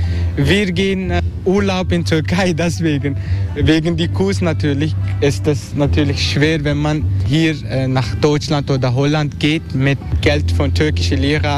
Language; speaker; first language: German; non-native, learner; Dutch